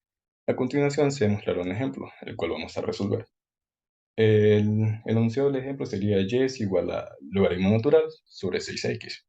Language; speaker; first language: Spanish; native; Spanish